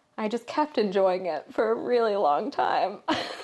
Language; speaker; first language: English; native; English